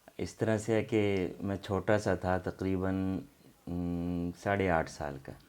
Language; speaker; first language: Urdu; non-native, local second language; Saraiki